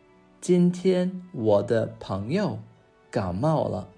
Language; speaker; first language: Chinese; non-native, fluent; English